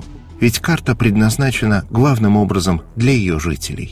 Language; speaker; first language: Russian; native; Russian